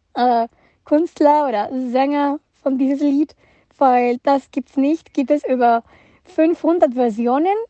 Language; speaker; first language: German; non-native, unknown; Spanish